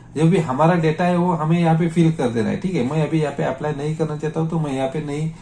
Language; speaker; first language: Hindi; non-native, local second language; Marathi